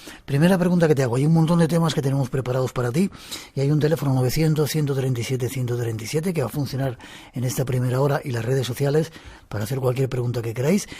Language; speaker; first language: Spanish; native; Spanish